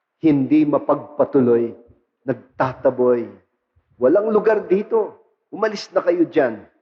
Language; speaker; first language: Filipino; non-native, local second language; Pampanga